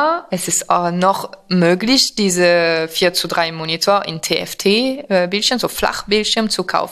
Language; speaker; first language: German; non-native, fluent; French